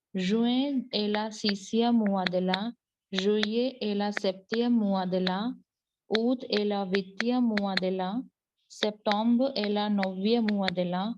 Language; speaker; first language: French; non-native, learner; Hindi